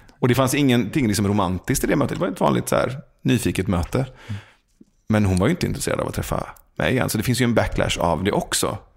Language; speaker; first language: Swedish; early bilingual, other home language; Persian